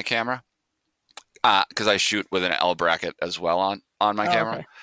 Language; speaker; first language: English; native; English